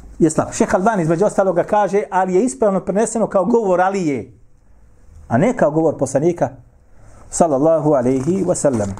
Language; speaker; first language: Bosnian; native; Bosnian